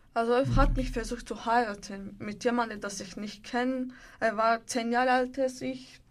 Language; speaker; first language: German; non-native, learner; Bulgarian